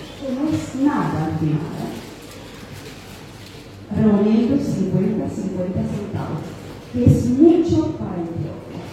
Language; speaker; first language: Spanish; non-native, fluent; Amharic